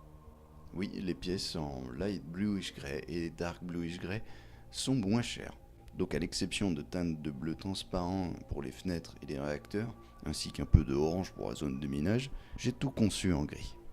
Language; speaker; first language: French; native; French